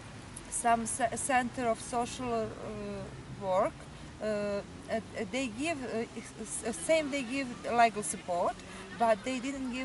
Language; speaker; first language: English; non-native, learner; Serbian